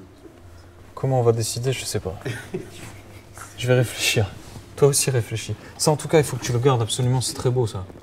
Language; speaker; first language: French; native; French